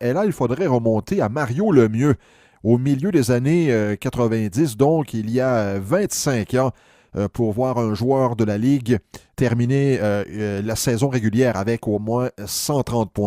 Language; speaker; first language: French; native; French